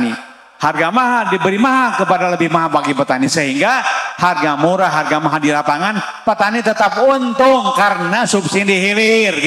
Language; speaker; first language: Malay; non-native, local second language; Sundanese